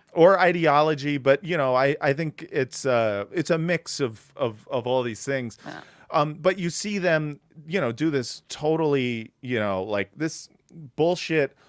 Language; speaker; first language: English; native; English